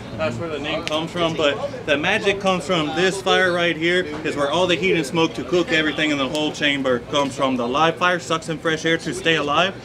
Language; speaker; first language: English; native; English